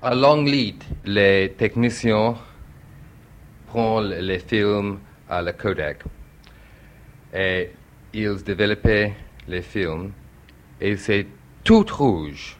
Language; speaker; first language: French; non-native, learner; English